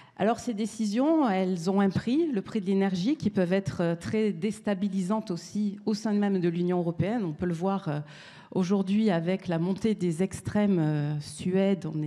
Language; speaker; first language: French; native; French